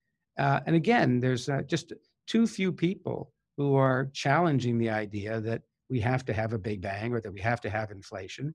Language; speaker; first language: English; native; English